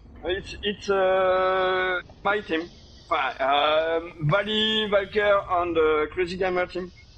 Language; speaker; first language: English; non-native, learner; French